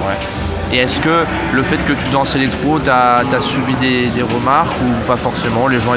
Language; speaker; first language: French; native; French